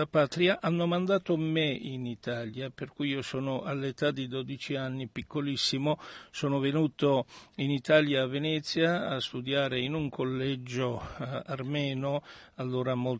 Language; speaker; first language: Italian; early bilingual, other home language; Armenian